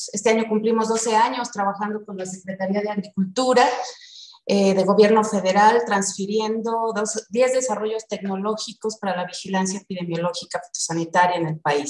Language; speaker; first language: Spanish; native; Spanish